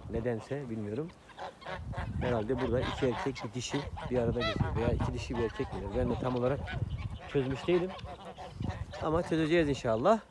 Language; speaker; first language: Turkish; native; Turkish